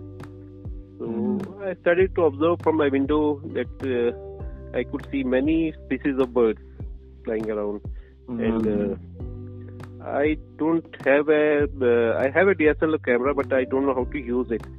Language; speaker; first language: English; non-native, local second language; Punjabi